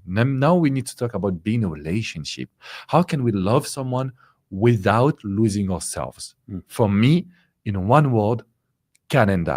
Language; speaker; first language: English; non-native, fluent; French